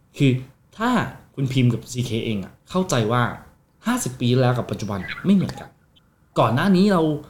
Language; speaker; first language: Thai; non-native, fluent; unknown